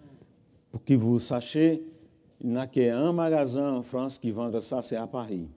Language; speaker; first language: French; non-native, fluent; Portuguese